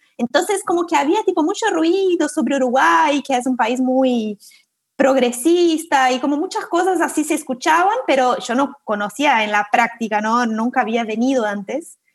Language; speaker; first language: Spanish; non-native, fluent; Portuguese